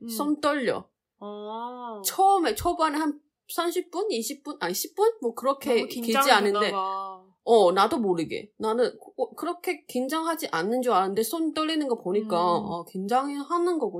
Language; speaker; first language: Korean; non-native, learner; Chinese